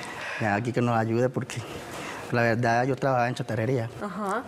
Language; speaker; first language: Spanish; native; Spanish